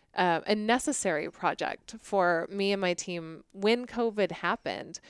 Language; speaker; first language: English; native; English